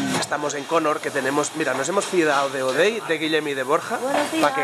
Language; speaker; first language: Spanish; native; Spanish